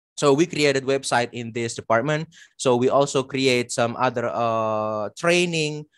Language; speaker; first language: English; non-native, fluent; Indonesian